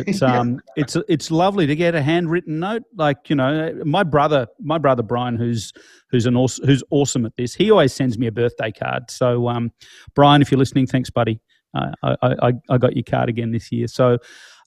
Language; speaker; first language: English; native; English